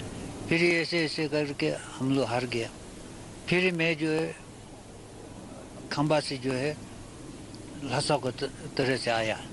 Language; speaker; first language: Hindi; non-native, learner; Tibetan